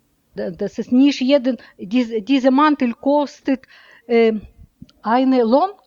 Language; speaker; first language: German; non-native, learner; Russian